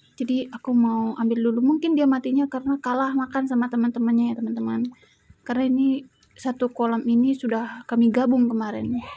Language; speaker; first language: Indonesian; native; Indonesian